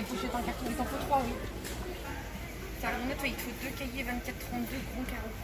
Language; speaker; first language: French; native; French